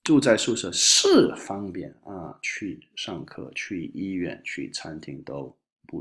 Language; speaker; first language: Chinese; non-native, fluent; English